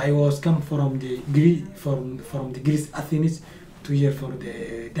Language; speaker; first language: English; non-native, learner; Somali